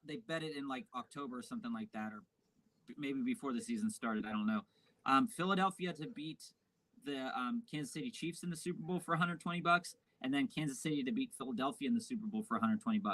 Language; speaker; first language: English; native; English